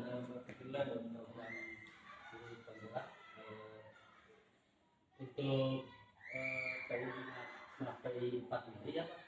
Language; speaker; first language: Indonesian; native; Indonesian